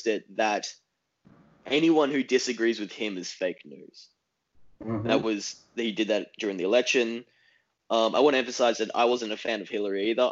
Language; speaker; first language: English; native; English